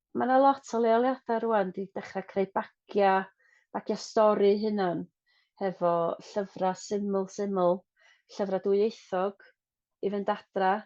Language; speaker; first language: Welsh; non-native, local second language; English